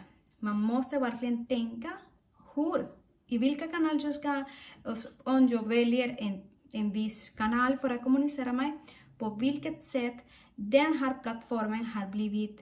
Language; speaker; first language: Swedish; non-native, fluent; Spanish